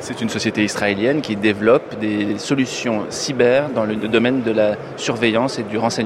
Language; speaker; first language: French; native; French